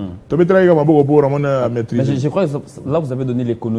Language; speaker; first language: French; non-native, local second language; Lingala